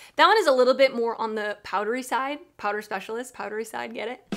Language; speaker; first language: English; native; English